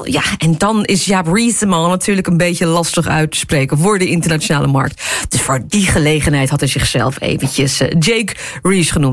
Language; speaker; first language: Dutch; native; Dutch